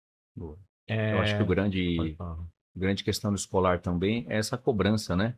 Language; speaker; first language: Portuguese; native; Portuguese